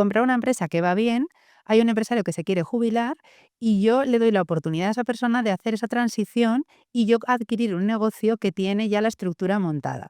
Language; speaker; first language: Spanish; native; Spanish